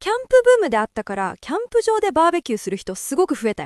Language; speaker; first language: Japanese; native; Japanese